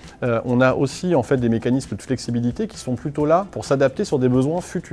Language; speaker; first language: French; native; French